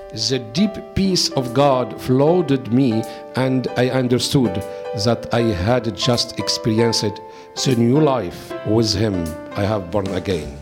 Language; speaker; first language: English; non-native, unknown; Arabic